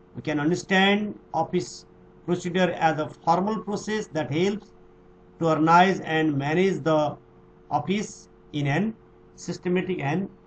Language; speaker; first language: English; non-native, local second language; Nepali